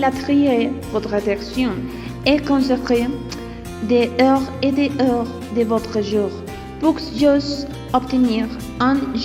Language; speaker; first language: French; non-native, learner; Spanish